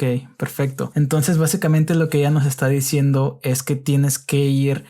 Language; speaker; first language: Spanish; native; Spanish